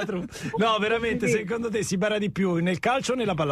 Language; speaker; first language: Italian; native; Italian